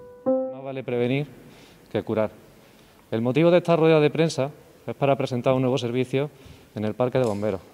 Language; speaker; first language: Spanish; native; Spanish